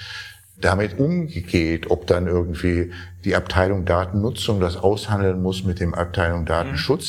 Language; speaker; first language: German; native; German